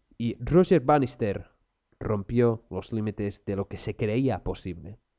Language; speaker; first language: Spanish; non-native, local second language; Catalan